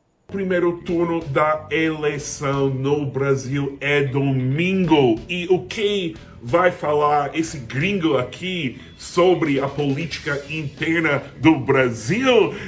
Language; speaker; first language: Portuguese; non-native, fluent; English